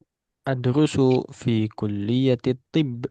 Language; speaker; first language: Arabic; non-native, fluent; Indonesian